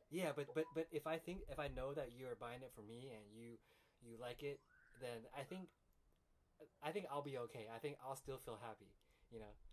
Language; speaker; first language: English; early bilingual, other home language; Chinese